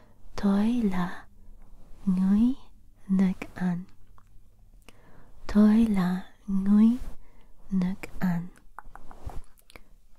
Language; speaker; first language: Vietnamese; non-native, learner; English